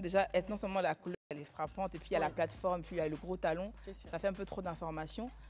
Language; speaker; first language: French; non-native, local second language; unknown